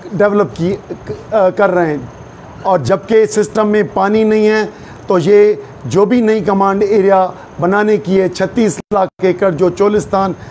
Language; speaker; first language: Urdu; non-native, local second language; Sindhi